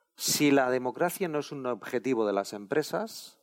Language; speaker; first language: Spanish; non-native, local second language; Catalan